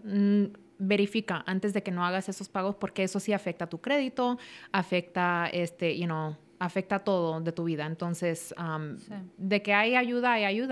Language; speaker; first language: Spanish; early bilingual, heritage; Spanish